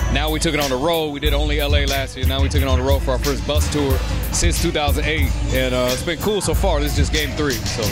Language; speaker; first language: English; native; English